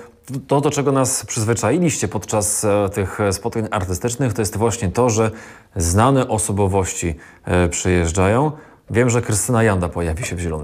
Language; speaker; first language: Polish; native; Polish